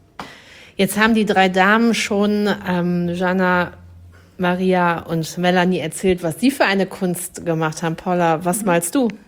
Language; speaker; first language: German; native; German